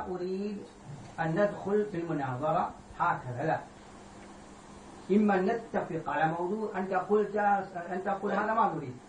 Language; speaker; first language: Arabic; non-native, fluent; Morisyen